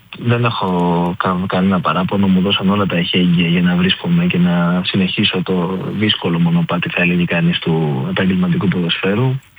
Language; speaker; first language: Greek; native; Greek